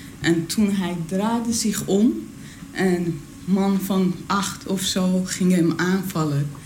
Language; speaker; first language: Dutch; non-native, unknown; Persian